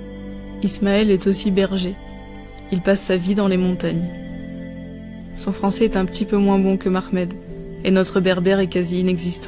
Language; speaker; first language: French; native; French